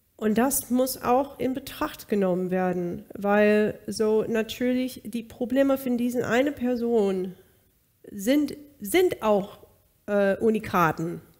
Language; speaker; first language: German; non-native, fluent; English